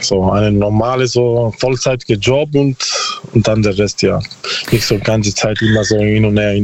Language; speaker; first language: German; non-native, learner; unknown